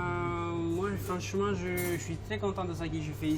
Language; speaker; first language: French; non-native, fluent; Italian